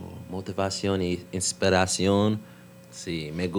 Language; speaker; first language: Spanish; non-native, learner; English